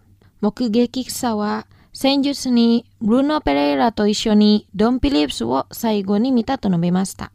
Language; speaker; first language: Japanese; non-native, fluent; Indonesian